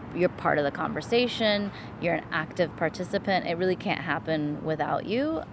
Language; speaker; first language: English; native; English